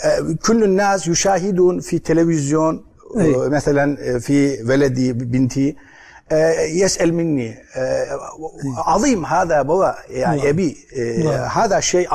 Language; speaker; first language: Arabic; non-native, learner; Turkish